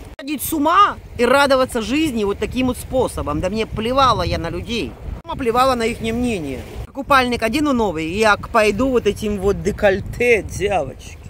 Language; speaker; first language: Russian; native; Russian